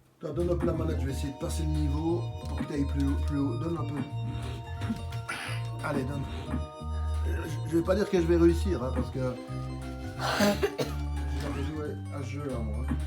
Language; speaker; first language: French; native; French